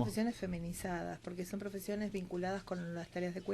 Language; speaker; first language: Spanish; native; Spanish